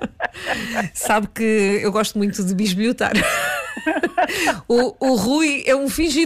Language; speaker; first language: Portuguese; native; Portuguese